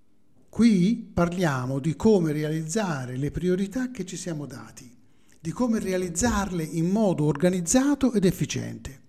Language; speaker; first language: Italian; native; Italian